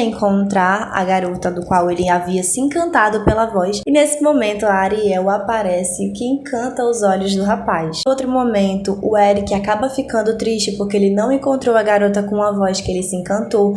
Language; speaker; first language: Portuguese; native; Portuguese